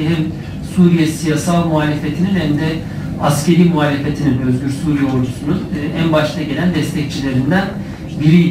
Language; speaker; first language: Turkish; native; Turkish